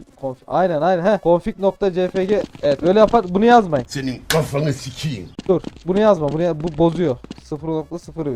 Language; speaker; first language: Turkish; native; Turkish